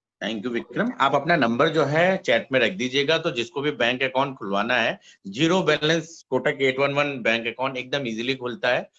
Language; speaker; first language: Hindi; native; Hindi